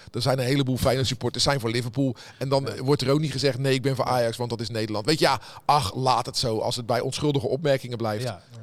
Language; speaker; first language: Dutch; native; Dutch